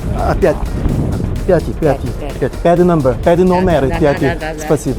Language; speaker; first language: Russian; non-native, learner; Korean